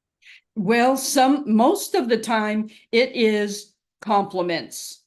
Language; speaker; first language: English; native; English